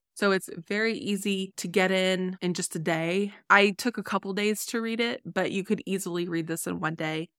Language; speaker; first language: English; native; English